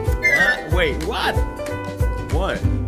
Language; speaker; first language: English; non-native, fluent; Indonesian